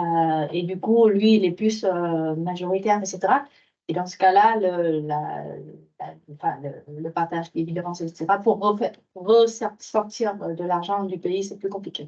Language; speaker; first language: French; non-native, fluent; Vietnamese